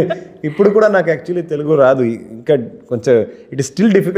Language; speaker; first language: Telugu; non-native, learner; Kannada